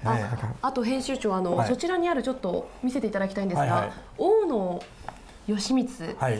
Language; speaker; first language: Japanese; native; Japanese